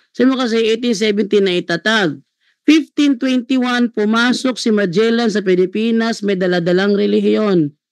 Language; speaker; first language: Filipino; non-native, local second language; Cebuano